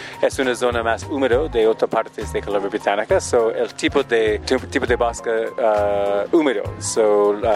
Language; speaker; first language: Spanish; non-native, learner; English